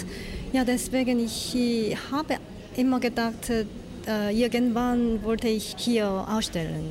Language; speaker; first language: German; non-native, learner; Korean